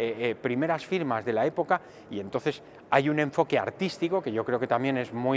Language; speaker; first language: Spanish; native; Spanish